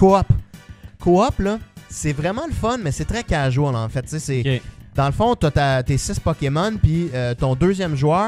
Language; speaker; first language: French; native; French